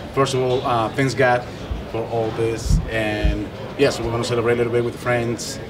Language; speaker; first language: English; non-native, fluent; Spanish